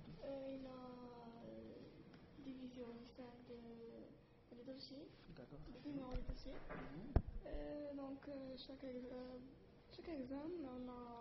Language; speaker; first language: French; non-native, learner; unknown